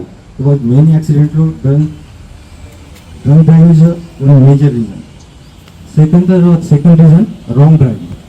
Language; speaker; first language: Telugu; non-native, learner; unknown